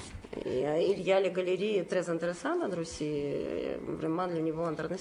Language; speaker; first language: French; non-native, fluent; Russian